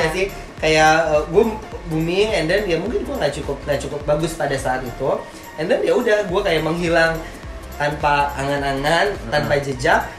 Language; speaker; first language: Indonesian; native; Indonesian